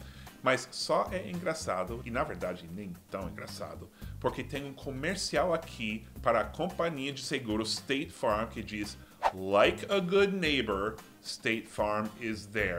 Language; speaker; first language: Portuguese; non-native, fluent; English